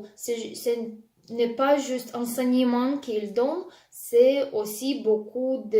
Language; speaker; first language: French; non-native, fluent; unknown